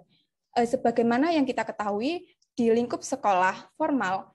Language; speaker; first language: Indonesian; native; Indonesian